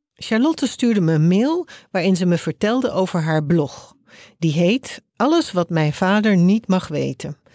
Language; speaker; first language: Dutch; native; Dutch